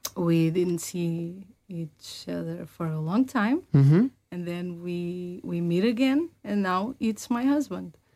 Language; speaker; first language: English; non-native, learner; Portuguese